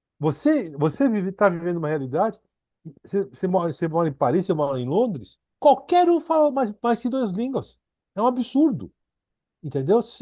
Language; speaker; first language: Portuguese; early bilingual, other home language; Korean